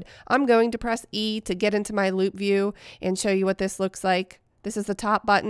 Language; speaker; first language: English; native; English